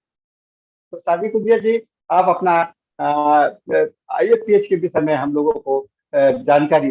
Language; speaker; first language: Hindi; native; Hindi